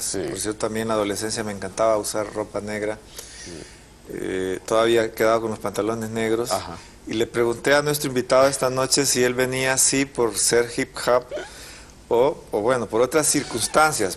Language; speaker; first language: Spanish; native; Spanish